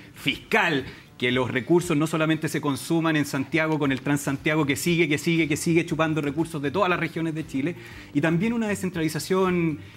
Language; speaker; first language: Spanish; native; Spanish